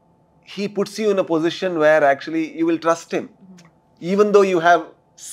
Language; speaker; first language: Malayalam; non-native, learner; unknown